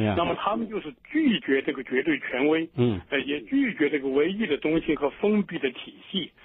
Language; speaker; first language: Chinese; native; Chinese